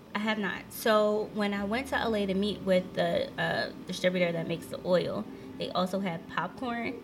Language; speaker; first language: English; native; English